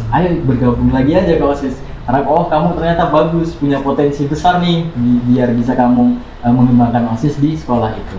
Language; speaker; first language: Indonesian; non-native, local second language; Javanese